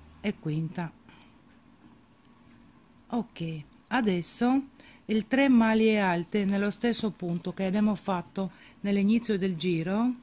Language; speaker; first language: Italian; non-native, fluent; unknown